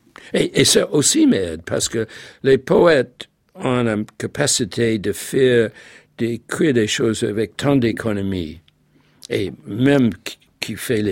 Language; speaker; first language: French; non-native, fluent; English